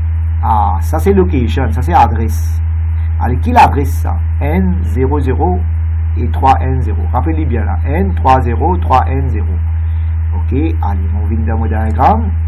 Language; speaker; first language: French; non-native, local second language; Morisyen